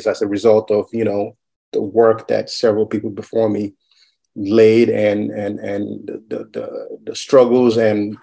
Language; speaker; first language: English; non-native, local second language; Yoruba